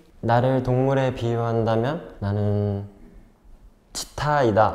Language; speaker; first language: Korean; native; Korean